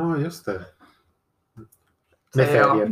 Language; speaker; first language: Swedish; non-native, fluent; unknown